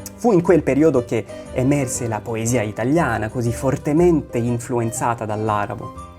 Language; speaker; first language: Italian; non-native, fluent; Arabic